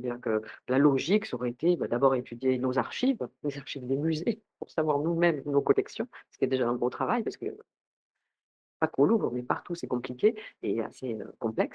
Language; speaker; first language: French; native; French